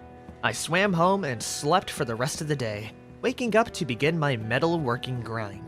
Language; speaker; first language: English; native; English